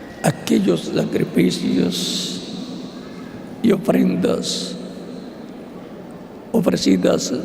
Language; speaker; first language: Spanish; native; Spanish